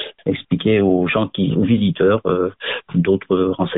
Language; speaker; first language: French; native; French